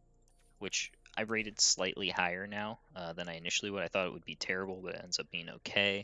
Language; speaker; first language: English; native; English